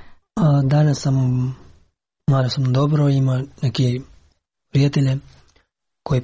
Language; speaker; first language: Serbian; non-native, learner; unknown